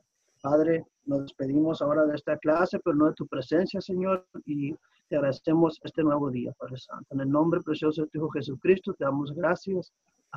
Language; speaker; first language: Spanish; native; Spanish